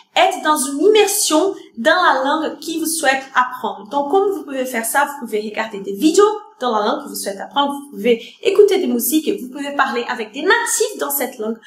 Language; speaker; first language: French; non-native, fluent; Portuguese